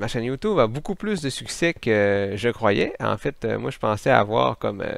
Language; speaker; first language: French; native; French